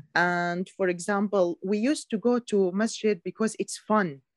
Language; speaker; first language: English; non-native, learner; Arabic